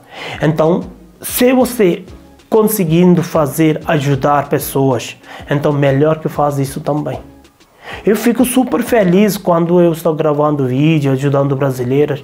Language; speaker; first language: Portuguese; non-native, learner; Hindi